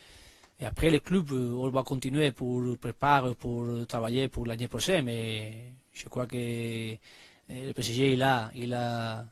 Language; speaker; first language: French; non-native, learner; Spanish